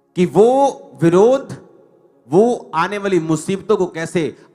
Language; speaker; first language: Hindi; non-native, local second language; Punjabi